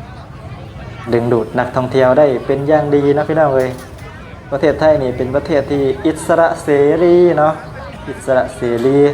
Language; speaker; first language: Thai; non-native, local second language; Northeastern Thai